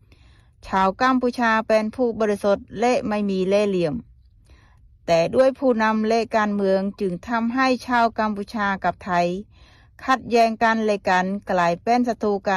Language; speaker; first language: Thai; non-native, local second language; Khmer